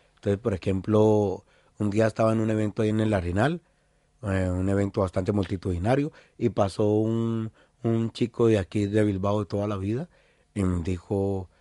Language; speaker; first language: Spanish; native; Spanish